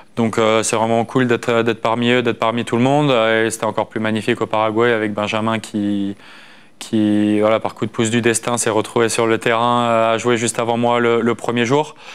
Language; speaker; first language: French; native; French